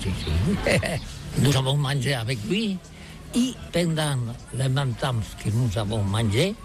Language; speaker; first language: French; non-native, learner; Catalan